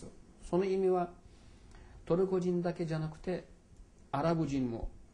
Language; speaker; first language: Japanese; non-native, fluent; Turkish